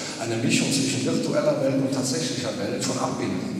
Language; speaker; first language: German; native; German